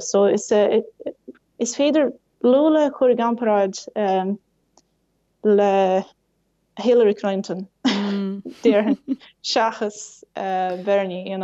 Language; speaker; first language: Irish; non-native, fluent; Portuguese